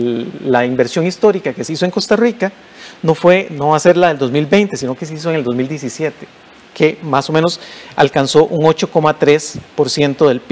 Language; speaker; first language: Spanish; native; Spanish